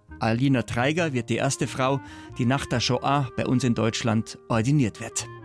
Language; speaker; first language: German; native; German